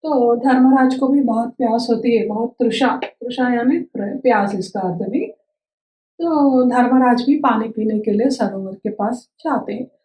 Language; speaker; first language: Hindi; non-native, local second language; Telugu